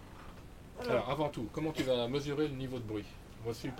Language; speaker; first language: French; native; French